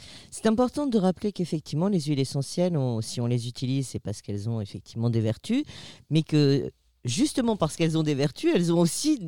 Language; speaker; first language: French; native; French